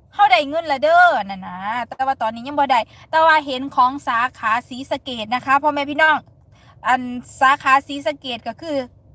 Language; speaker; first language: Thai; native; Thai